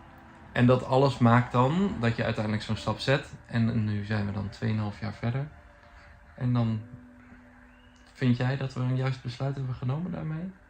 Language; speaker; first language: Dutch; native; Dutch